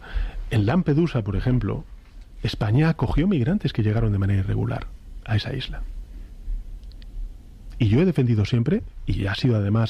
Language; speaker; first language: Spanish; native; Spanish